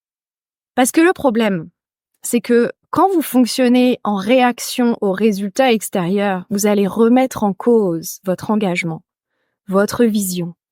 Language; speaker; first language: French; native; French